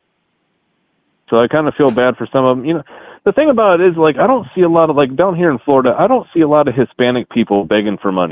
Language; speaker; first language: English; native; English